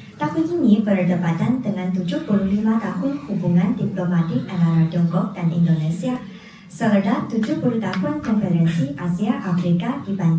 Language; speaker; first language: Indonesian; non-native, fluent; Chinese